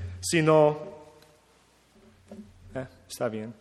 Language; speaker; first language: Spanish; non-native, learner; English